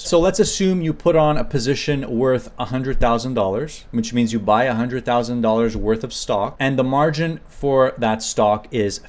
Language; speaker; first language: English; native; English